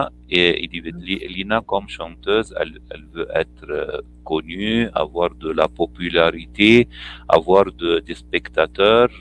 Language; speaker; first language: French; non-native, fluent; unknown